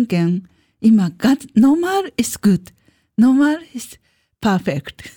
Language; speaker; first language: German; non-native, learner; Japanese